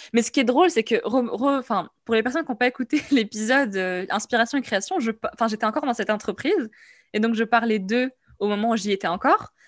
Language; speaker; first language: French; non-native, local second language; Arabic